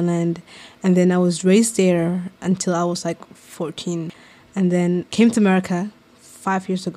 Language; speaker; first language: English; non-native, local second language; Somali